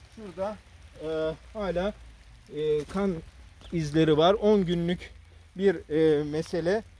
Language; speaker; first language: Turkish; native; Turkish